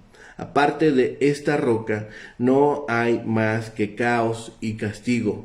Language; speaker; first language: Spanish; native; Spanish